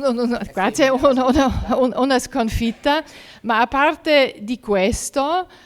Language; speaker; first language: Italian; non-native, fluent; German